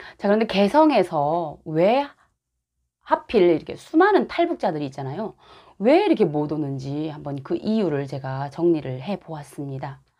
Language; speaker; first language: Korean; native; Korean